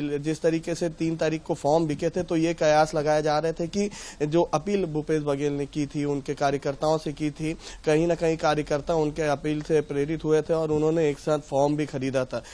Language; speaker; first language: Hindi; native; Hindi